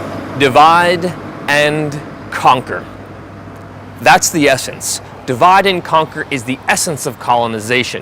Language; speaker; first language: English; native; English